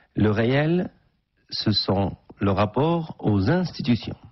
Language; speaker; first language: French; non-native, local second language; Arabic